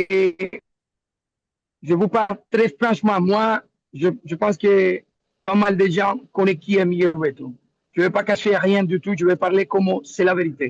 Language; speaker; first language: French; non-native, learner; Spanish